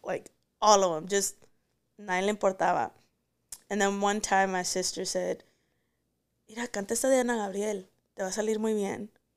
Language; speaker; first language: Spanish; early bilingual, heritage; Spanish